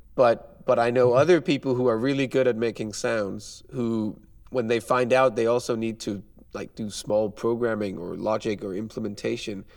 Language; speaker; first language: English; non-native, fluent; Danish